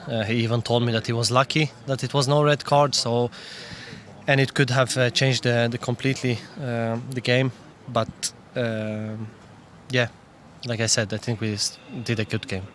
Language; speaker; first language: English; non-native, fluent; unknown